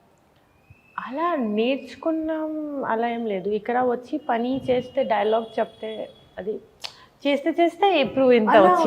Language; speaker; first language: Telugu; non-native, learner; Bangla